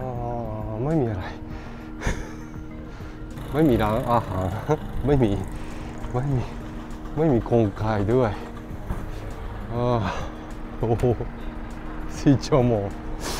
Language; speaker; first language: Thai; non-native, learner; Japanese